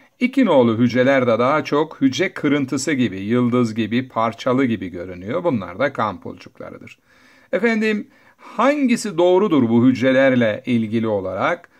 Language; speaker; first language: Turkish; native; Turkish